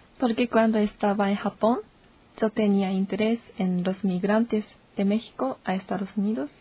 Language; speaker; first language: Spanish; non-native, fluent; Japanese